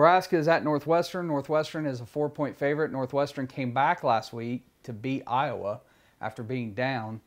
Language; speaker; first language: English; native; English